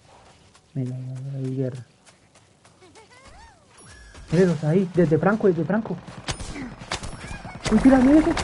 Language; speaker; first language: Spanish; native; Spanish